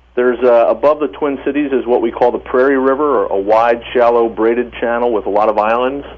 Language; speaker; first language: English; native; English